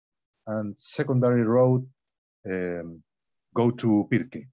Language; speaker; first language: English; non-native, learner; Spanish